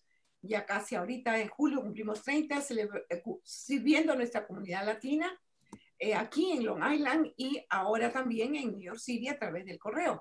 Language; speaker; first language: Spanish; native; Spanish